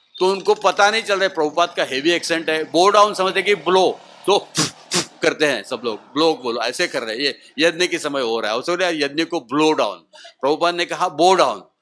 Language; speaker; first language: Hindi; non-native, local second language; Marathi